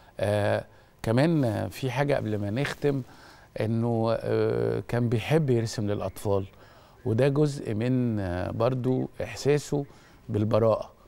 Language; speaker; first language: Egyptian Arabic; native; Egyptian Arabic